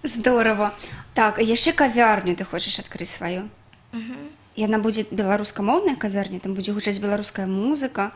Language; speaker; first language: Belarusian; non-native, local second language; Russian